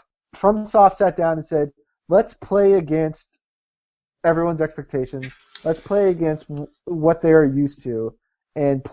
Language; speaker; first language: English; native; English